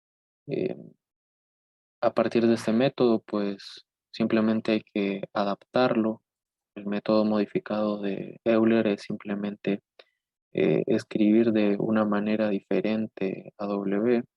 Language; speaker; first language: Spanish; native; Spanish